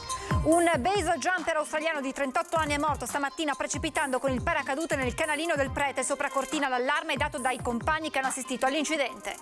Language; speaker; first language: Italian; native; Italian